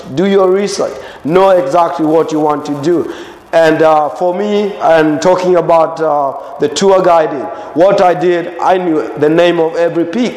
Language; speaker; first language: English; non-native, local second language; Swahili